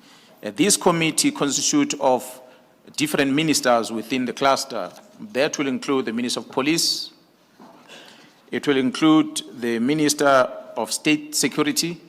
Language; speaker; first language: English; non-native, local second language; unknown